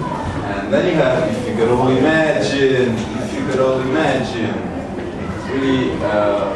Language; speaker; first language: English; non-native, learner; Italian